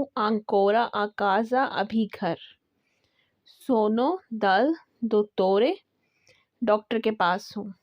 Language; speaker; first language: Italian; non-native, learner; Urdu